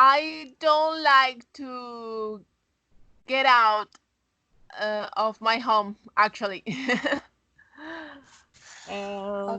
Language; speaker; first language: English; non-native, learner; Spanish